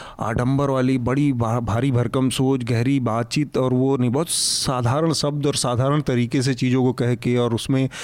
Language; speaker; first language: Hindi; native; Hindi